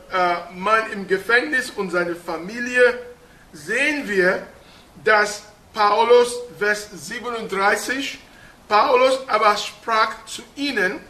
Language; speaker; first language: German; non-native, fluent; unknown